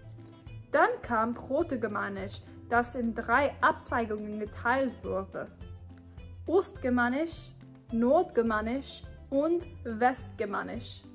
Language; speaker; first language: German; non-native, fluent; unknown